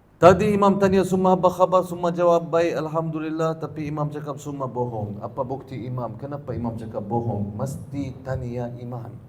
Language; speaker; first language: Malay; non-native, learner; Arabic